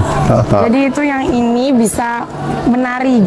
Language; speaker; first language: Indonesian; native; Indonesian